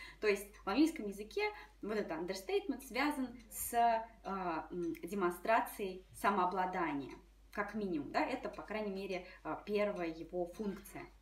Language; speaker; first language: Russian; native; Russian